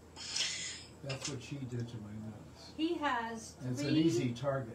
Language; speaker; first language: English; native; English